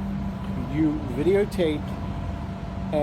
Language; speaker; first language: English; native; English